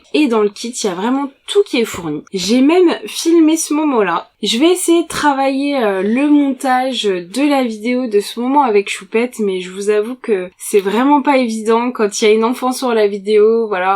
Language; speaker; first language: French; native; French